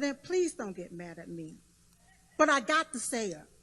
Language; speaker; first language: English; native; English